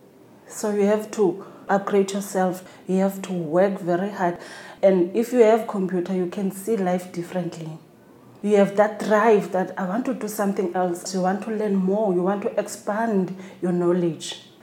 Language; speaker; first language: English; non-native, local second language; Xhosa